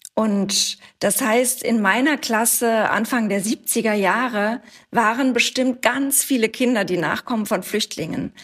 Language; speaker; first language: German; native; German